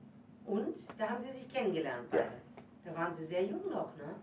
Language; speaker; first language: German; native; German